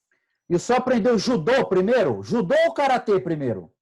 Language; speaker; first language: Portuguese; native; Portuguese